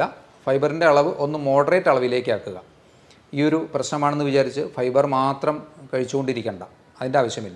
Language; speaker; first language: Malayalam; native; Malayalam